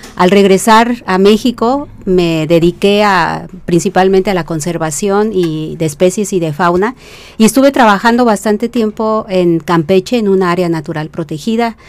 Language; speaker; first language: Spanish; native; Spanish